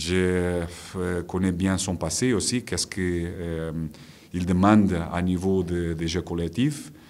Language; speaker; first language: French; non-native, fluent; Portuguese